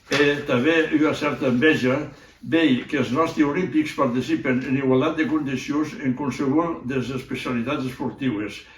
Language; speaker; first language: Catalan; non-native, local second language; Occitan